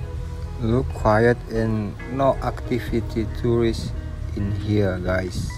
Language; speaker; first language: English; non-native, learner; Indonesian